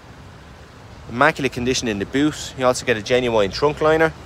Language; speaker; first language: English; native; English